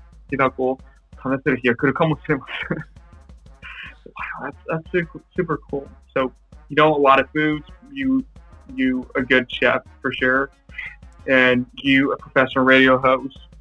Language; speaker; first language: English; non-native, fluent; Japanese